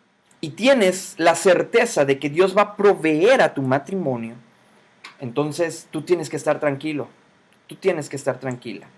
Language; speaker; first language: Spanish; native; Spanish